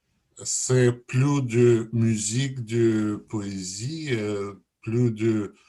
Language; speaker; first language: French; non-native, learner; Russian